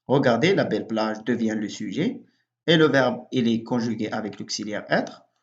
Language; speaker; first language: French; non-native, local second language; Arabic